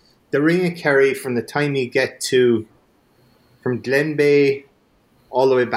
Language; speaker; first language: English; native; English